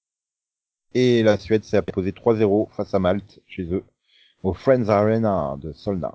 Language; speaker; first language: French; native; French